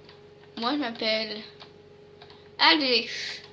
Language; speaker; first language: French; native; French